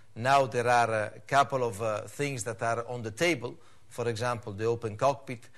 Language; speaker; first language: English; non-native, fluent; Italian